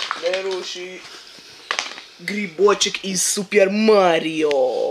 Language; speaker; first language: Russian; early bilingual, heritage; Russian